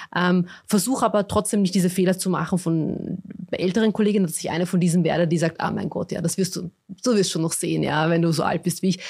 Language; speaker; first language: German; early bilingual, other home language; Bosnian